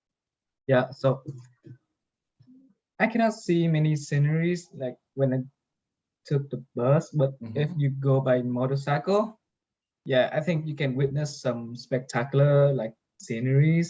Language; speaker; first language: English; non-native, fluent; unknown